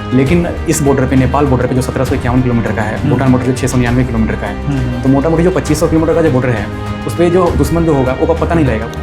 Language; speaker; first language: Hindi; native; Hindi